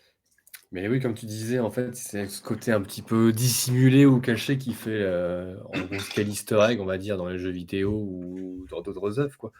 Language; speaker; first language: French; native; French